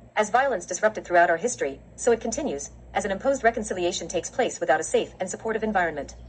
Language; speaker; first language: English; native; English